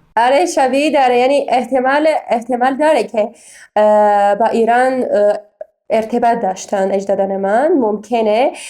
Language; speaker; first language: Persian; non-native, fluent; Armenian